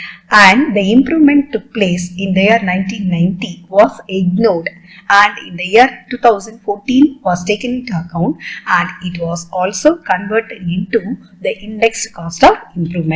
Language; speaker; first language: English; non-native, local second language; Tamil